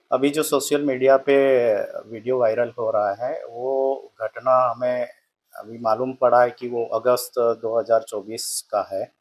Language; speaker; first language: Hindi; non-native, local second language; Gujarati